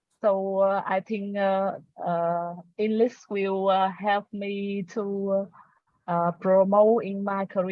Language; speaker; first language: English; non-native, learner; Vietnamese